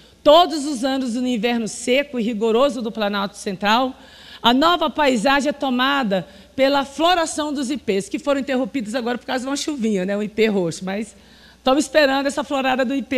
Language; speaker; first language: Portuguese; native; Portuguese